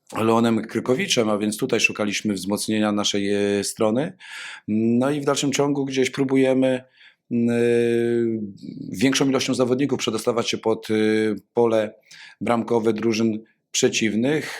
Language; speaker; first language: Polish; native; Polish